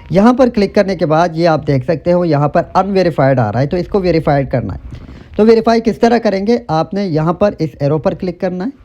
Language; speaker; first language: Urdu; non-native, local second language; Pashto